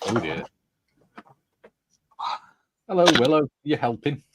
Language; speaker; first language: English; native; English